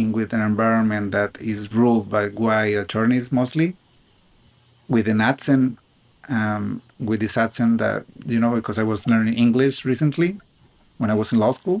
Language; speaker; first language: English; non-native, fluent; Spanish